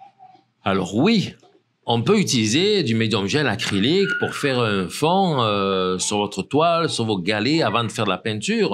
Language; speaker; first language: French; native; French